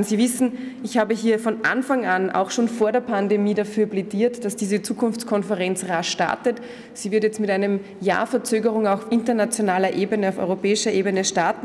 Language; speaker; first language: German; native; German